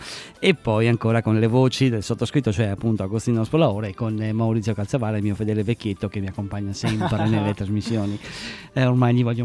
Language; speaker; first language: Italian; native; Italian